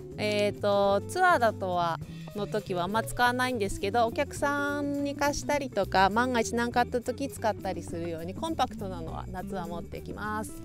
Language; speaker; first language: Japanese; native; Japanese